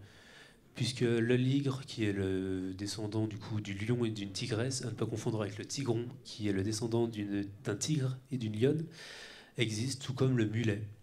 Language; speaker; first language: French; native; French